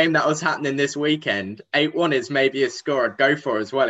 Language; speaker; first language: English; native; English